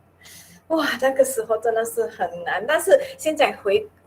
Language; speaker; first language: Chinese; non-native, local second language; Min Nan Chinese